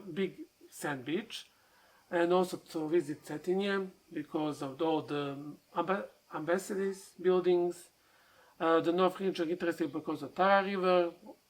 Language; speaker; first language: English; non-native, learner; Serbian